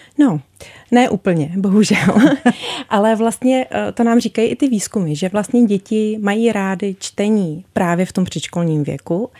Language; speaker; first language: Czech; native; Czech